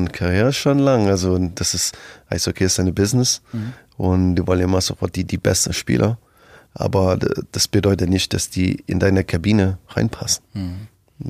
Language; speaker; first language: German; non-native, fluent; French